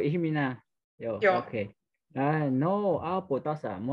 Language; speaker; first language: Finnish; non-native, learner; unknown